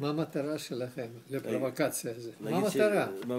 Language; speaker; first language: Hebrew; non-native, learner; Russian